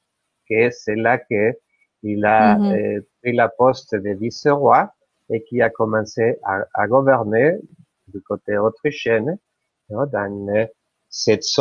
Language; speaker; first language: French; non-native, fluent; Spanish